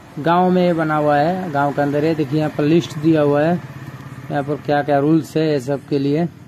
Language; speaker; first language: Hindi; non-native, local second language; Bangla